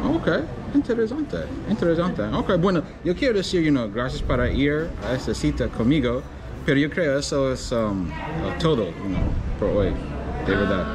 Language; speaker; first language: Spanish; non-native, learner; English